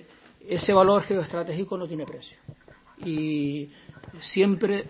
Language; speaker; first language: Spanish; native; Spanish